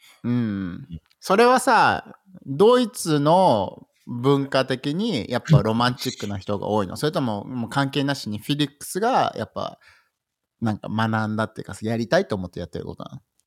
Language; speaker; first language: Japanese; native; Japanese